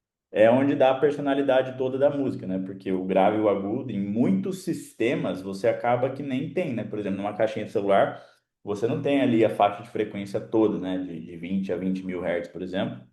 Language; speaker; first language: Portuguese; native; Portuguese